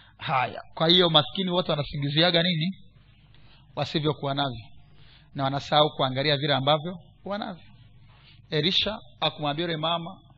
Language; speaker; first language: Swahili; non-native, local second language; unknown